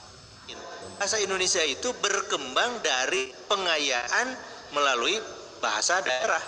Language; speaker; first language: Indonesian; native; Indonesian